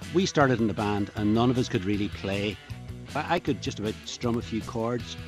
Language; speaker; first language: English; native; English